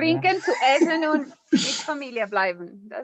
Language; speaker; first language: German; non-native, learner; Spanish